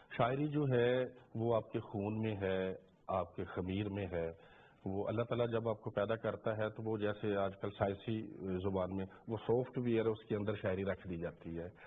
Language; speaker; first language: Urdu; non-native, local second language; Punjabi